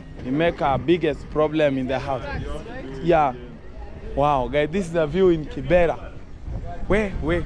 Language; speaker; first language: English; non-native, learner; Swahili